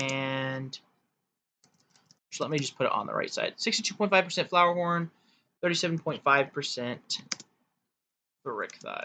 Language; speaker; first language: English; native; English